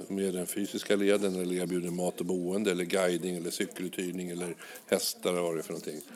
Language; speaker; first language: Swedish; native; Swedish